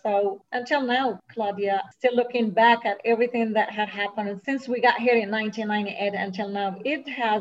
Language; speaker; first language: English; non-native, fluent; Arabic